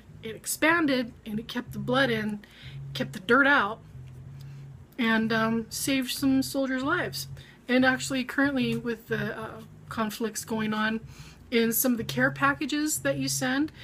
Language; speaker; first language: English; native; English